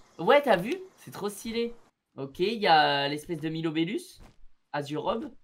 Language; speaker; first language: French; native; French